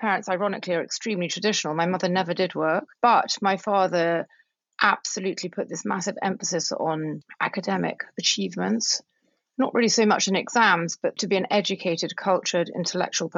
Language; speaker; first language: English; native; English